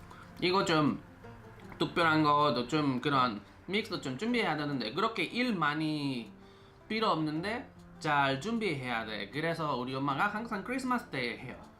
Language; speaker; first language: Korean; non-native, fluent; Spanish